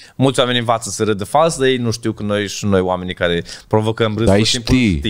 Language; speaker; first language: Romanian; native; Romanian